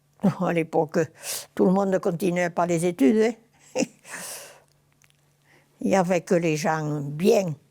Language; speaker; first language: French; non-native, local second language; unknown